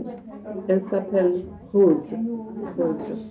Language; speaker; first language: French; non-native, fluent; English